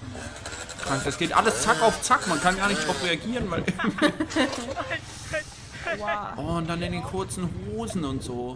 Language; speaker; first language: German; native; German